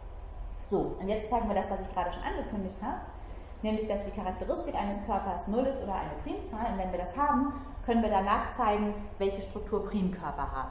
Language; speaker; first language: German; native; German